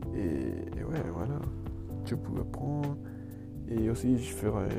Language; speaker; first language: French; non-native, learner; Spanish